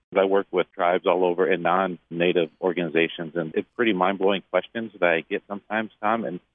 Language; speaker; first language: English; native; English